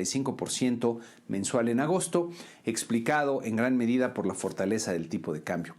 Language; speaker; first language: Spanish; native; Spanish